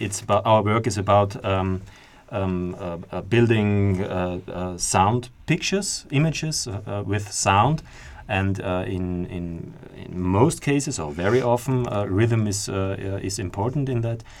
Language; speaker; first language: English; non-native, fluent; German